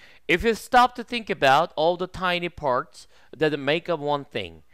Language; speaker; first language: English; non-native, fluent; Korean